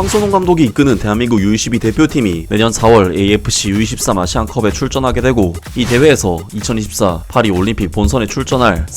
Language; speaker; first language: Korean; native; Korean